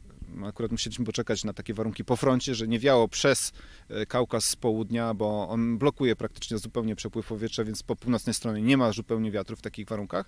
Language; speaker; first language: Polish; native; Polish